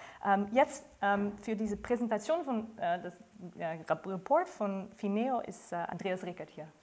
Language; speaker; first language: German; non-native, fluent; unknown